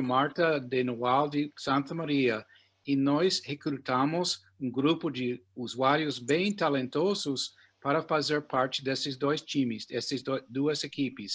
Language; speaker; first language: Portuguese; non-native, fluent; English